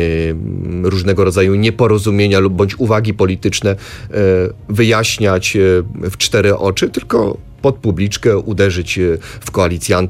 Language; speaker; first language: Polish; native; Polish